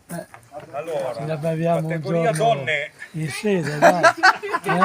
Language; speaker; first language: Italian; non-native, learner; Ukrainian